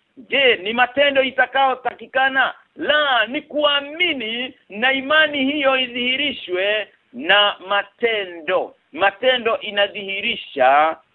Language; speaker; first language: Swahili; non-native, local second language; Kikuyu